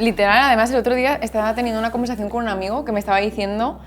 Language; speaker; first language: Spanish; native; Spanish